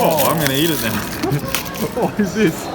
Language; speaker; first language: English; native; English